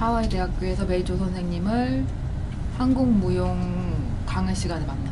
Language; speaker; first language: Korean; early bilingual, other home language; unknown